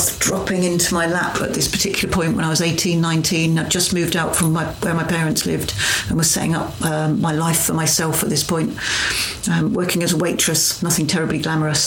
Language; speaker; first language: English; native; English